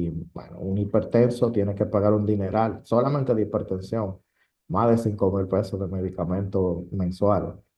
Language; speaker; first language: Spanish; native; Spanish